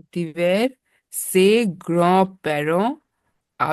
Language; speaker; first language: French; non-native, learner; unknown